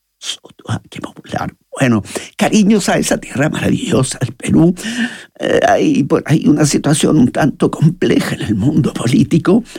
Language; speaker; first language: Spanish; native; Spanish